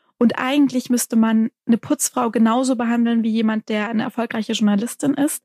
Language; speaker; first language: German; native; German